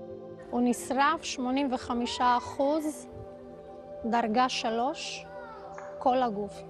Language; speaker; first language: Hebrew; non-native, local second language; Arabic